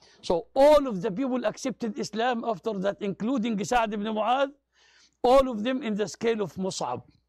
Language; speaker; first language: English; non-native, fluent; Arabic